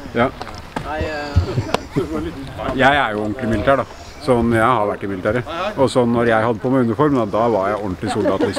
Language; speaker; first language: Norwegian; native; Norwegian